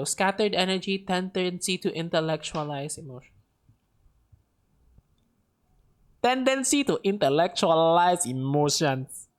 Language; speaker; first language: English; non-native, local second language; Filipino